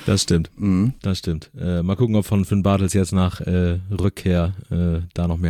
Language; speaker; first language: German; native; German